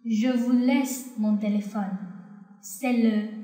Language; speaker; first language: French; non-native, fluent; Chinese